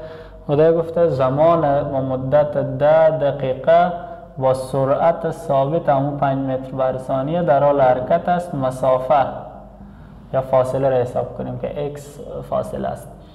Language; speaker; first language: Persian; native; Persian